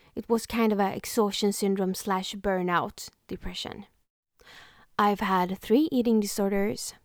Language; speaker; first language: English; non-native, fluent; Swedish